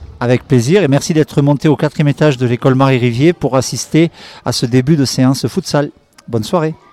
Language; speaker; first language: French; native; French